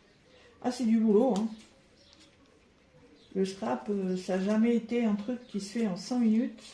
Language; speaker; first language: French; native; French